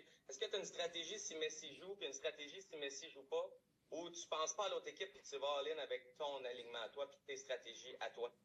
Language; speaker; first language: French; native; French